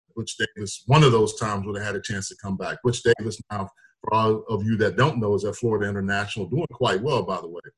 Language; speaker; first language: English; native; English